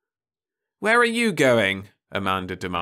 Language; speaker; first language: English; native; English